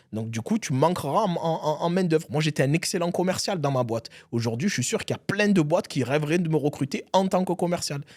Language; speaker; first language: French; early bilingual, other home language; Arabic